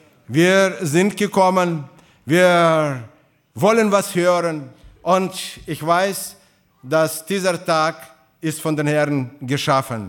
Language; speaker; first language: German; non-native, fluent; Russian